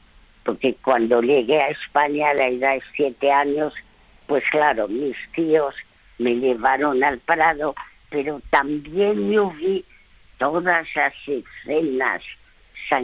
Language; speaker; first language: Spanish; early bilingual, other home language; French